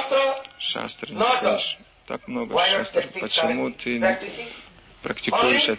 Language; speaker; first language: Russian; non-native, learner; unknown